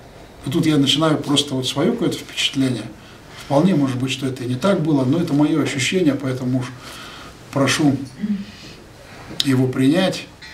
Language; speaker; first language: Russian; native; Russian